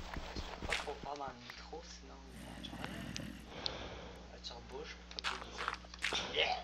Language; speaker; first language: French; native; French